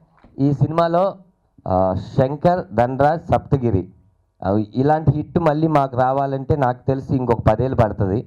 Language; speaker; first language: Telugu; native; Telugu